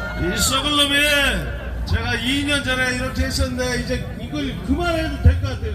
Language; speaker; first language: Korean; native; Korean